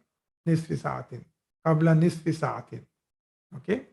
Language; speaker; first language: Arabic; non-native, fluent; Urdu